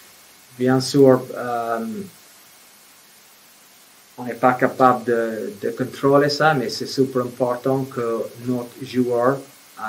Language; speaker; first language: French; non-native, fluent; English